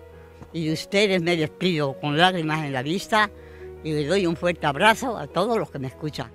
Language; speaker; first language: Spanish; native; Spanish